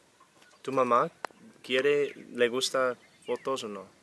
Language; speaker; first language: Spanish; non-native, learner; English